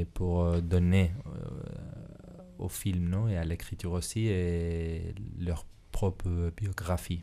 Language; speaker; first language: French; non-native, fluent; Spanish